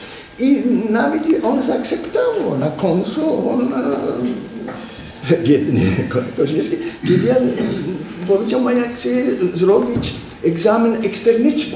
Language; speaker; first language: Polish; non-native, learner; Italian